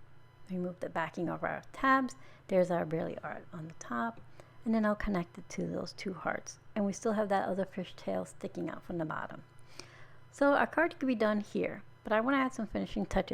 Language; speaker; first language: English; native; English